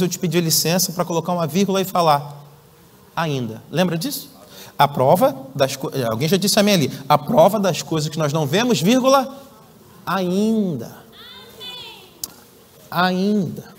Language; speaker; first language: Portuguese; native; Portuguese